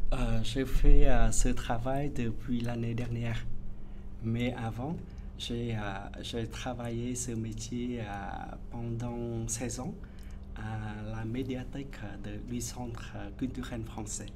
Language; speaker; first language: French; non-native, fluent; Vietnamese